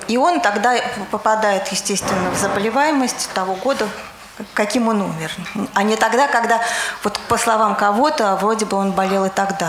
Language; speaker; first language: Russian; native; Russian